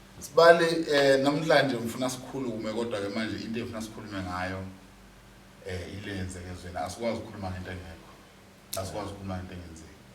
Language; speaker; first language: Zulu; native; Zulu